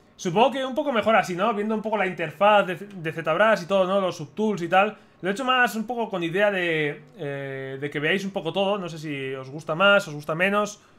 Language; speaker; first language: Spanish; native; Spanish